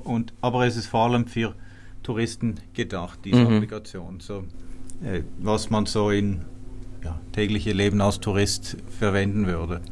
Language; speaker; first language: German; non-native, fluent; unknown